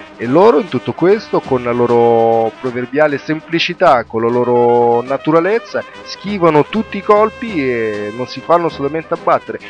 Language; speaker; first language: Italian; native; Italian